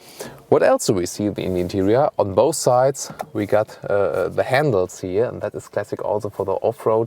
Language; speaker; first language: English; non-native, fluent; German